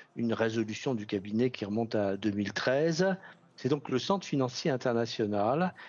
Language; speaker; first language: French; native; French